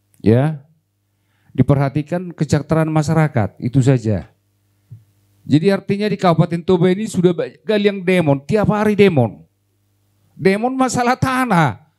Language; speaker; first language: Indonesian; non-native, local second language; Batak Toba